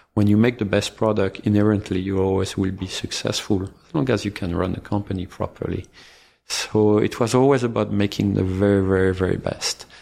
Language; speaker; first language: English; non-native, fluent; French